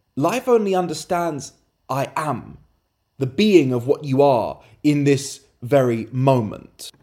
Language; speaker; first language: English; native; English